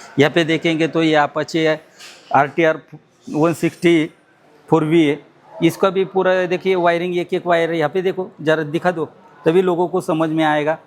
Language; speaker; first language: Hindi; non-native, local second language; Marathi